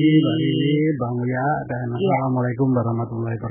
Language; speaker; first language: Indonesian; native; Indonesian